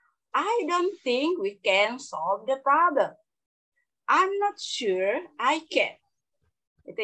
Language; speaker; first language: English; non-native, learner; Indonesian